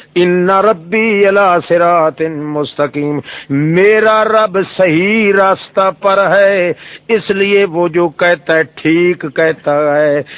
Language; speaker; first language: Urdu; non-native, local second language; Saraiki